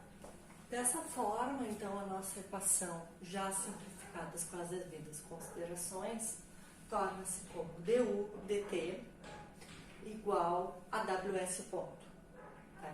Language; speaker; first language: Portuguese; native; Portuguese